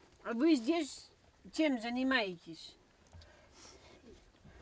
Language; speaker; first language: Russian; non-native, fluent; Dutch